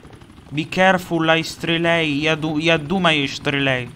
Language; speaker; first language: English; non-native, learner; Italian